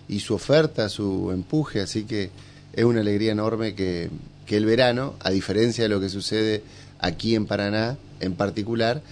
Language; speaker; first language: Spanish; native; Spanish